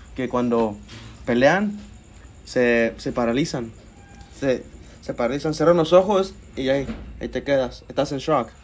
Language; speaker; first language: Spanish; early bilingual, heritage; Spanish